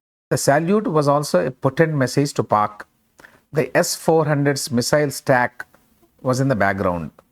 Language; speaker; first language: English; non-native, local second language; Telugu